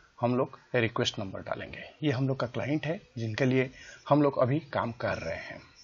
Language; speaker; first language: Hindi; native; Hindi